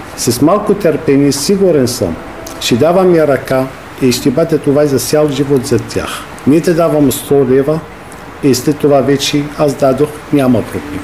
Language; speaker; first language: Bulgarian; non-native, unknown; Arabic